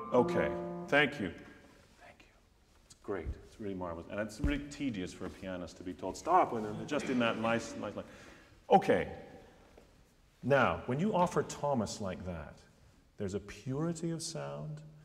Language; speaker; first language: English; native; English